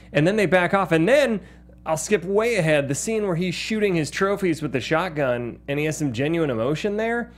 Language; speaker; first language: English; native; English